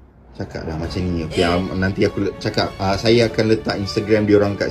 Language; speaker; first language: Malay; native; Malay